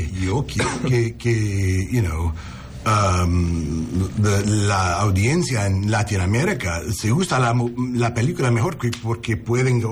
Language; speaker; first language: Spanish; early bilingual, heritage; English